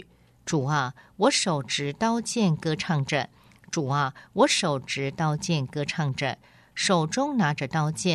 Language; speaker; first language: Chinese; native; Chinese